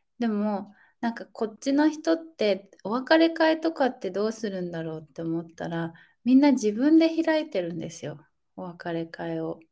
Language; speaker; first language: Japanese; native; Japanese